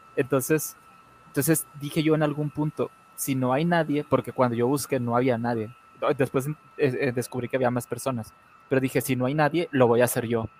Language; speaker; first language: Spanish; native; Spanish